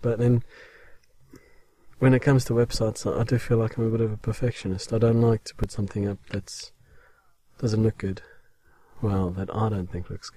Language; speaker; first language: English; native; English